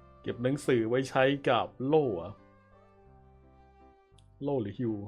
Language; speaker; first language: Thai; native; Thai